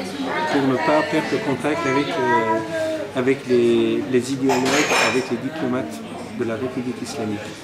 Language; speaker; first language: French; non-native, fluent; Persian